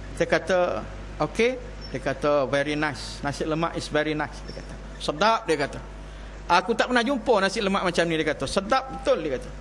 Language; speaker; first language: Malay; native; Malay